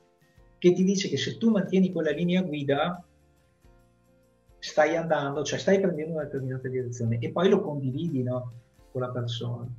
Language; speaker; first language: Italian; native; Italian